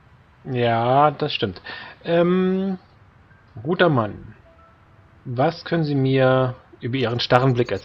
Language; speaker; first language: German; native; German